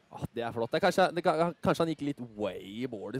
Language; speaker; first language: Norwegian; native; Norwegian